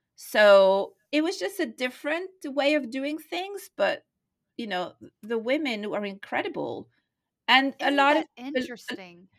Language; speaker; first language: English; non-native, fluent; French